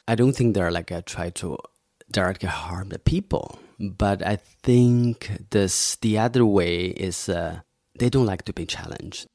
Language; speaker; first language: English; non-native, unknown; Chinese